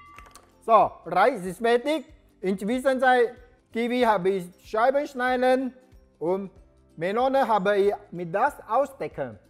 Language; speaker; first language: German; non-native, learner; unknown